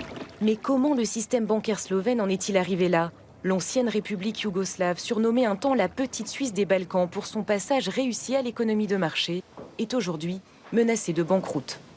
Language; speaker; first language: French; native; French